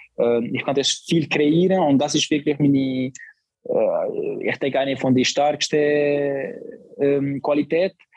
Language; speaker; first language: German; non-native, learner; Albanian